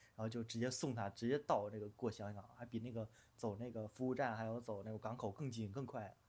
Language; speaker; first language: Chinese; native; Chinese